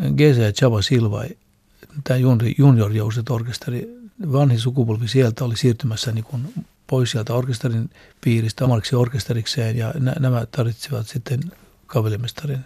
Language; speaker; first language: Finnish; non-native, local second language; Swedish